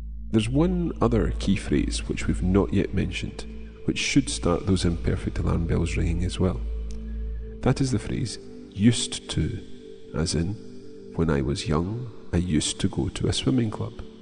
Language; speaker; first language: English; native; English